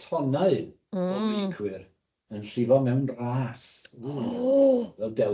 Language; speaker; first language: Welsh; native; Welsh